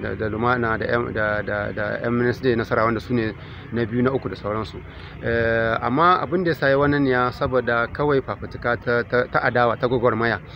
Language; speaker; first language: Hausa; native; Hausa